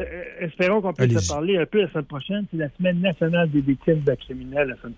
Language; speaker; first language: French; native; French